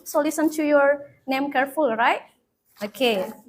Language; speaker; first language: English; non-native, fluent; Indonesian